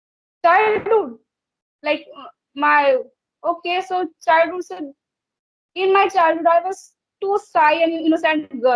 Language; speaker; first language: English; non-native, learner; Hindi